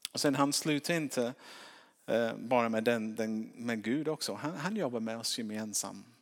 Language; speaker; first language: Swedish; non-native, fluent; English